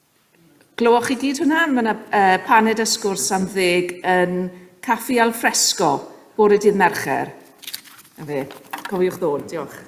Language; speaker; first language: Welsh; native; Welsh